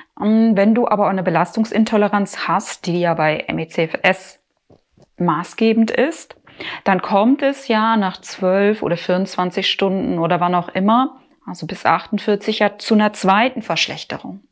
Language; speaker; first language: German; native; German